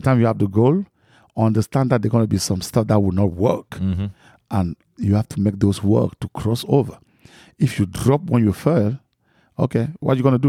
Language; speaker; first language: English; non-native, fluent; French